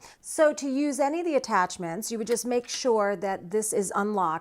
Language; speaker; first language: English; native; English